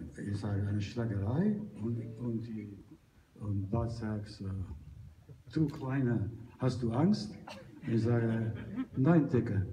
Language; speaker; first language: German; non-native, learner; Italian